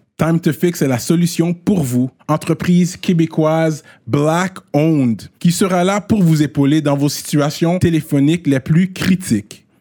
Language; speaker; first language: French; native; French